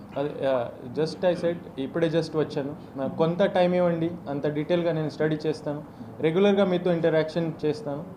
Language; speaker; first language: Telugu; non-native, local second language; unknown